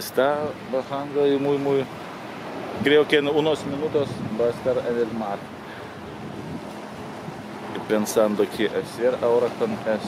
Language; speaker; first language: Spanish; non-native, learner; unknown